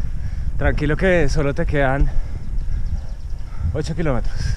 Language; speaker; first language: Spanish; native; Spanish